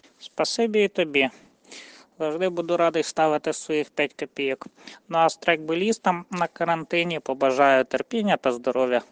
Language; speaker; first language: Ukrainian; native; Ukrainian